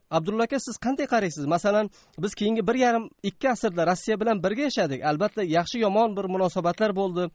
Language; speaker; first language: Uzbek; native; Uzbek